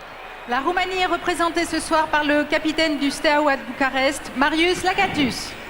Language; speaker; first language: French; native; French